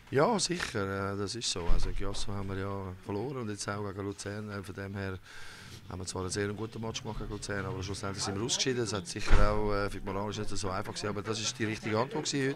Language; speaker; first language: German; native; German